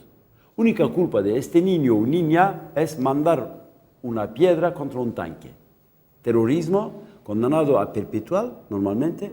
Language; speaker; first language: Spanish; non-native, local second language; Kurdish